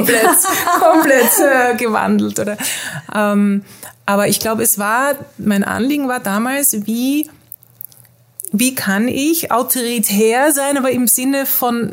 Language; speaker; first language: German; early bilingual, heritage; German